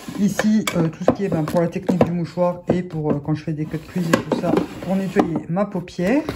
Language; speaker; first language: French; native; French